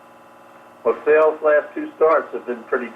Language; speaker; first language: English; native; English